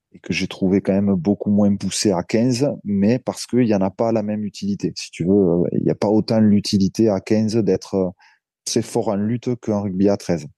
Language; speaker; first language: French; native; French